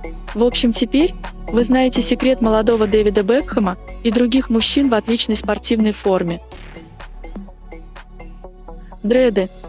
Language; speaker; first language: Russian; native; Russian